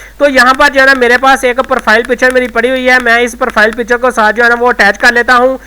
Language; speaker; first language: Urdu; non-native, local second language; Punjabi